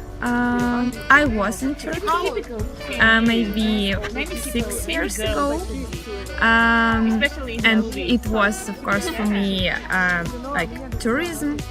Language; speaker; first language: English; non-native, learner; Ukrainian